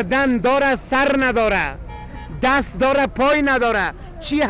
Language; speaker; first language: Persian; native; Persian